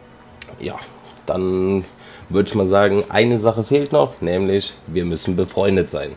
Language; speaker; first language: German; native; German